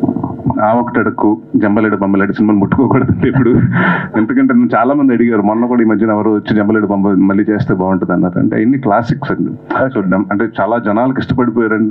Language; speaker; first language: Telugu; native; Telugu